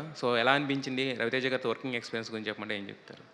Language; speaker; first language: Telugu; native; Telugu